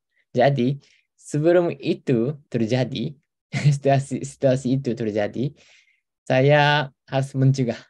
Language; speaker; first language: Indonesian; non-native, fluent; Japanese